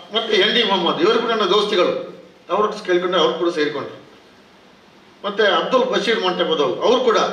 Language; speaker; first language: Kannada; non-native, local second language; Malayalam